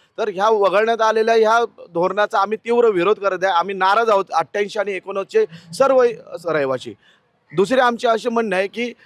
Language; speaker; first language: Marathi; native; Marathi